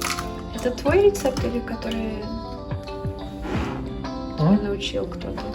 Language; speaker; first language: Russian; early bilingual, heritage; Russian